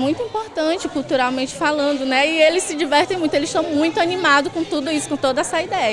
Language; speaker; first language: Portuguese; native; Portuguese